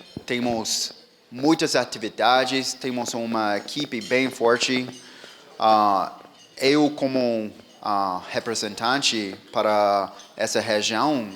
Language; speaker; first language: Portuguese; non-native, fluent; English